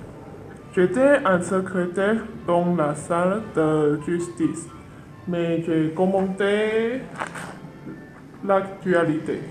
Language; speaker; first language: French; non-native, learner; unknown